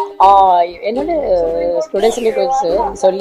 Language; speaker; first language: Tamil; non-native, learner; Malayalam